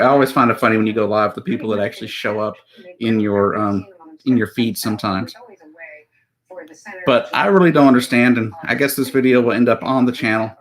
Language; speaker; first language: English; native; English